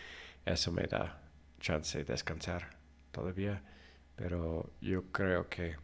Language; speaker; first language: Spanish; non-native, fluent; English